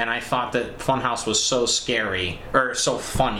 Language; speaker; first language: English; native; English